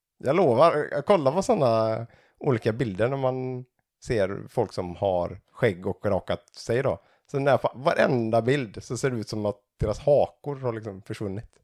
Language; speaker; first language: Swedish; native; Swedish